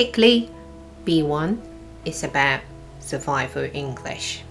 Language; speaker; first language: English; non-native, fluent; Cantonese